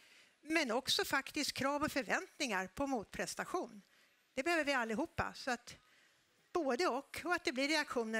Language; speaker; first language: Swedish; native; Swedish